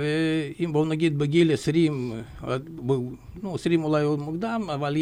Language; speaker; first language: Hebrew; non-native, fluent; Russian